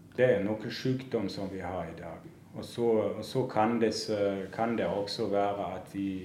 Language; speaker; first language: Norwegian; non-native, fluent; German